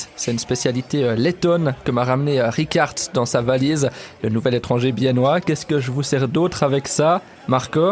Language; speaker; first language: French; native; French